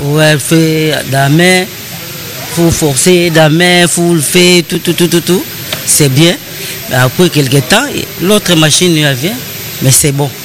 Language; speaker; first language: French; non-native, learner; Lingala